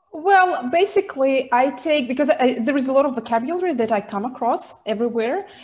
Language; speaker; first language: English; non-native, fluent; Russian